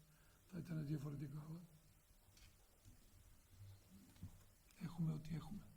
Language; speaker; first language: Greek; non-native, fluent; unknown